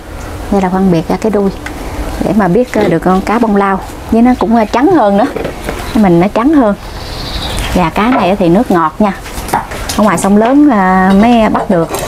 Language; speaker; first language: Vietnamese; native; Vietnamese